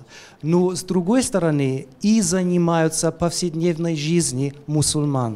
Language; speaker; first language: Russian; non-native, fluent; German